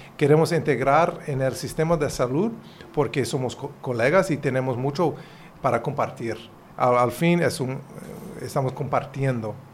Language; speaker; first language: Spanish; non-native, fluent; English